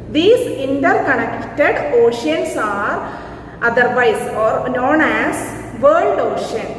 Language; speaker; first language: English; non-native, local second language; Malayalam